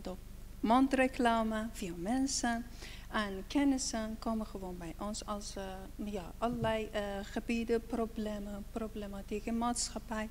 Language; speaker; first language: Dutch; non-native, learner; Persian